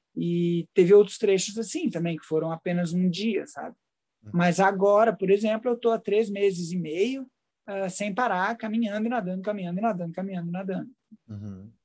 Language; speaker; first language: Portuguese; native; Portuguese